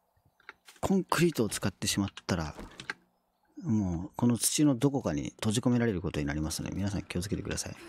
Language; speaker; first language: Japanese; native; Japanese